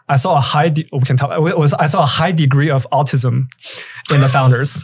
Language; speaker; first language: English; native; English